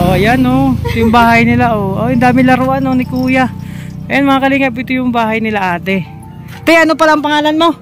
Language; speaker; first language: Filipino; non-native, local second language; Bikol